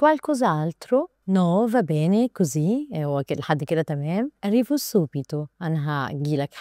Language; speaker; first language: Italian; non-native, learner; Arabic